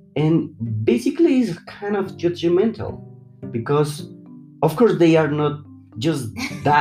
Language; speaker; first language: English; non-native, learner; Spanish